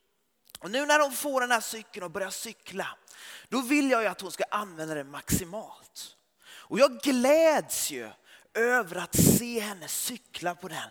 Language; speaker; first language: Swedish; early bilingual, heritage; Swedish